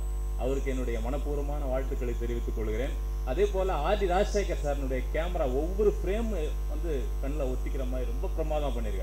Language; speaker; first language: Tamil; native; Tamil